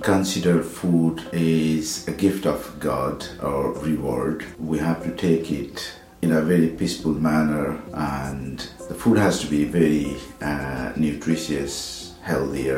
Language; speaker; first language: English; non-native, fluent; Nepali